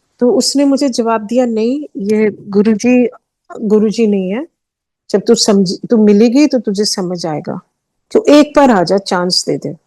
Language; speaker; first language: Hindi; early bilingual, heritage; Hindi